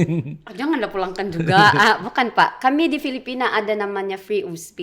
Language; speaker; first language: Indonesian; non-native, learner; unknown